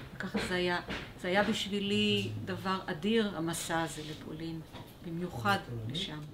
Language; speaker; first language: Hebrew; early bilingual, other home language; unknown